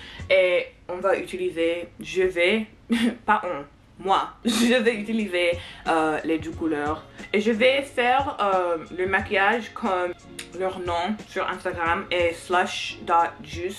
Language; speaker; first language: French; non-native, learner; English